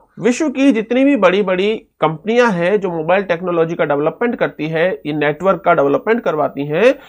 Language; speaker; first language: Hindi; native; Hindi